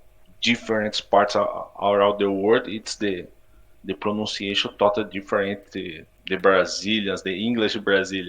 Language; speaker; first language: English; non-native, learner; Portuguese